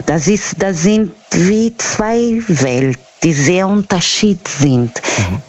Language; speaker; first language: German; non-native, learner; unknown